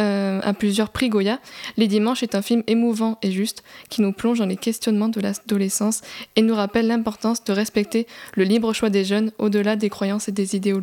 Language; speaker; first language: French; native; French